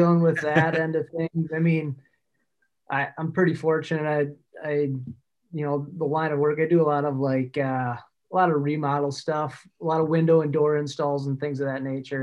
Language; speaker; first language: English; native; English